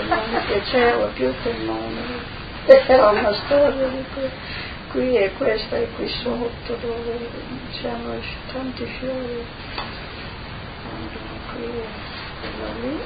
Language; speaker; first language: Italian; non-native, local second language; Slovenian